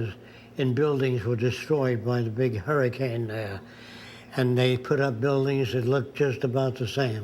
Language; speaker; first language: English; native; English